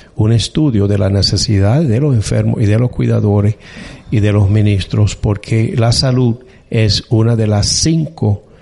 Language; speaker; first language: Spanish; non-native, fluent; English